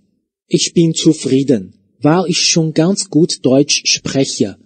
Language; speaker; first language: German; non-native, fluent; Chinese